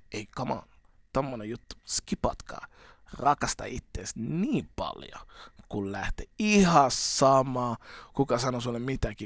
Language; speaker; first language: Finnish; early bilingual, other home language; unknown